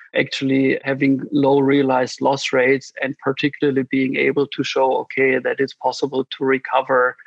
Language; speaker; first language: English; non-native, fluent; German